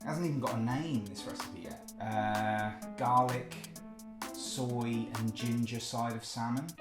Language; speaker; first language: English; native; English